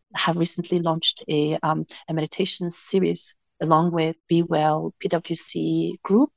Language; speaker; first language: English; non-native, fluent; Mongolian